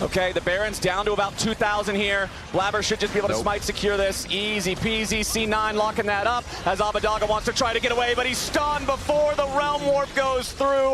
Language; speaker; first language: English; native; English